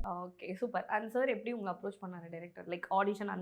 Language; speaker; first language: Tamil; native; Tamil